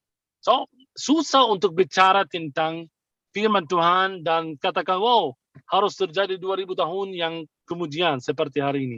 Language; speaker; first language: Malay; non-native, fluent; Arabic